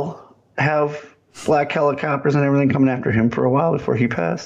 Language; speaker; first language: English; native; English